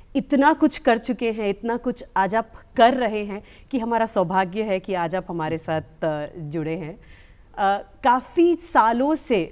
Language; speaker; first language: Hindi; native; Hindi